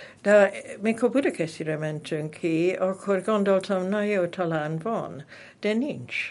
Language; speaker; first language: Hungarian; non-native, fluent; English